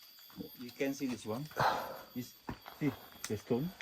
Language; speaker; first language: English; non-native, learner; Indonesian